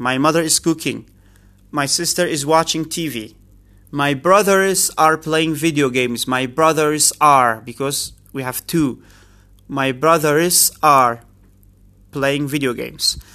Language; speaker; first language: English; non-native, fluent; Central Kurdish